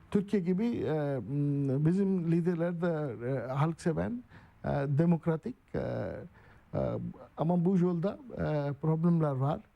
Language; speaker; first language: Turkish; non-native, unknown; Urdu